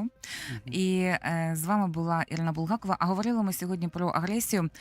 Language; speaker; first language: Ukrainian; native; Ukrainian